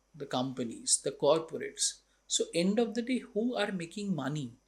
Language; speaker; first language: English; non-native, local second language; Bangla